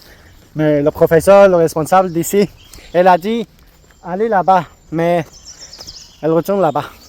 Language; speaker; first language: French; non-native, learner; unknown